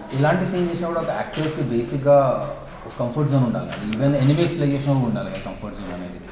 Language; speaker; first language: Telugu; native; Telugu